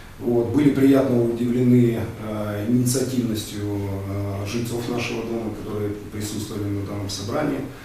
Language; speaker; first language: Russian; native; Russian